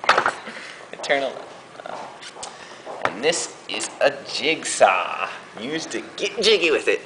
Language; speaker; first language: English; native; English